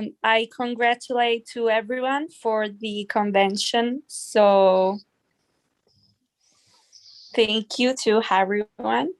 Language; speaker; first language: English; non-native, fluent; Italian